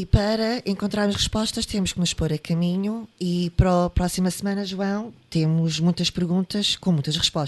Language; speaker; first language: Portuguese; native; Portuguese